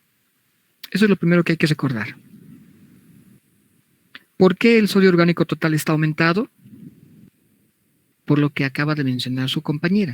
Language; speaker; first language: Spanish; native; Spanish